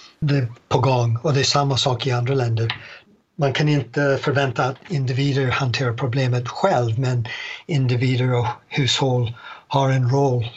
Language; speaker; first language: Swedish; non-native, fluent; English